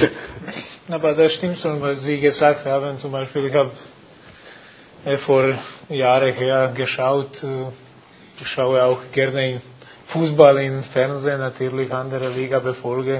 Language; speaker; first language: German; non-native, fluent; Croatian